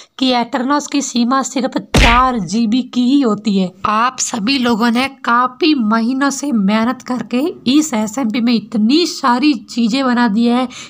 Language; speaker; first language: Hindi; native; Hindi